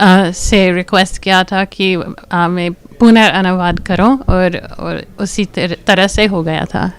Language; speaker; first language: Hindi; non-native, fluent; English